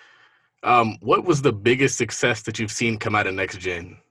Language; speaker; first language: English; native; English